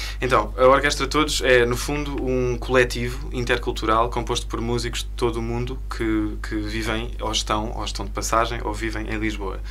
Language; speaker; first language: Portuguese; native; Portuguese